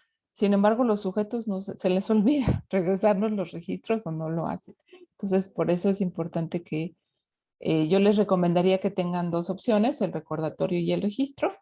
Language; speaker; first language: Spanish; native; Spanish